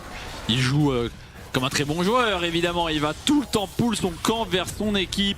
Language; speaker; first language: French; native; French